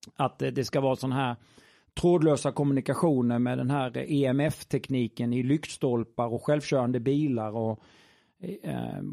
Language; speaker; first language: Swedish; native; Swedish